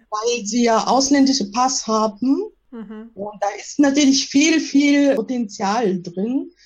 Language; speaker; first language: German; non-native, fluent; Japanese